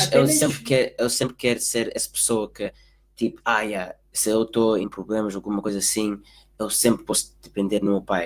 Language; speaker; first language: Portuguese; early bilingual, heritage; Portuguese